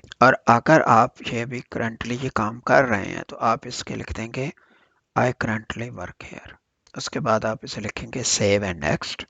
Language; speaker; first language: Urdu; native; Urdu